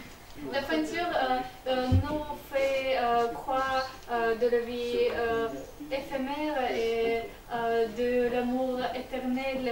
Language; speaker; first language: French; non-native, learner; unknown